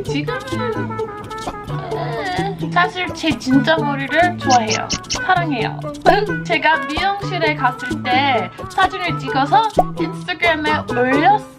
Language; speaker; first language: Korean; non-native, learner; English